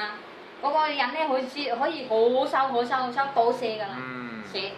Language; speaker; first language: Cantonese; non-native, learner; Indonesian